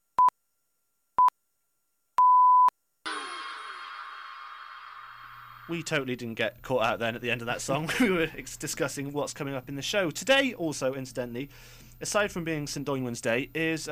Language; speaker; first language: English; native; English